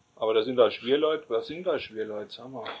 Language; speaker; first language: German; native; German